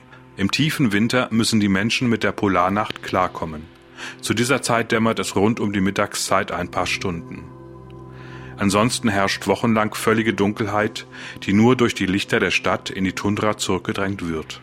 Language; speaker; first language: German; native; German